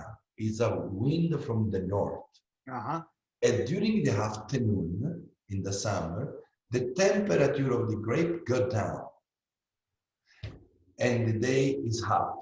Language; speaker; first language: English; non-native, learner; Italian